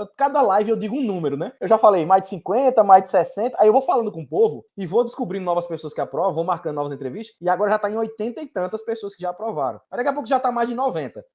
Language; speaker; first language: Portuguese; native; Portuguese